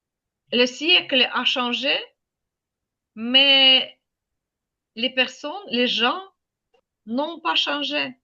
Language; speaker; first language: French; non-native, fluent; Ukrainian